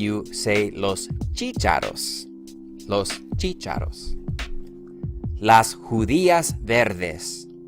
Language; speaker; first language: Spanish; non-native, fluent; English